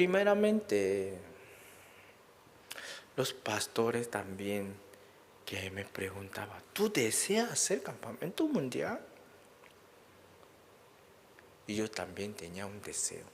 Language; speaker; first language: Spanish; non-native, learner; Korean